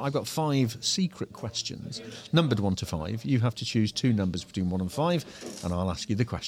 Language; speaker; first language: English; native; English